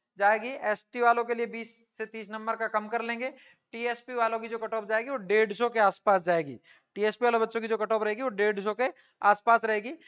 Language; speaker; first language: Hindi; native; Hindi